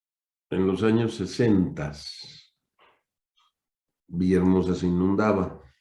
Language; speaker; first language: Spanish; native; Spanish